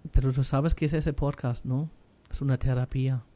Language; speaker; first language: Spanish; non-native, learner; German